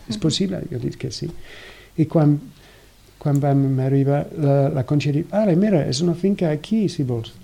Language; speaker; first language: Catalan; non-native, learner; English